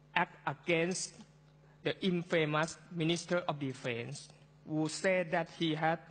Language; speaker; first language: English; non-native, fluent; Thai